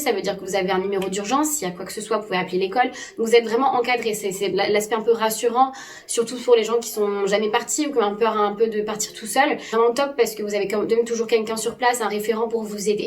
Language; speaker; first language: French; native; French